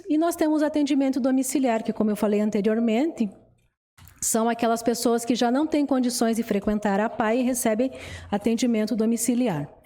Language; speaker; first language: Portuguese; native; Portuguese